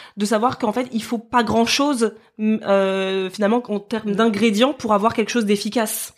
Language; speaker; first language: French; native; French